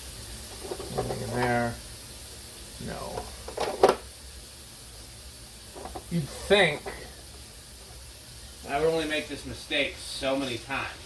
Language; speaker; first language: English; native; English